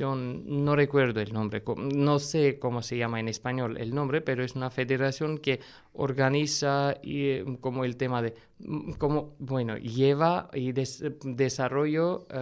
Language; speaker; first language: Spanish; non-native, fluent; Armenian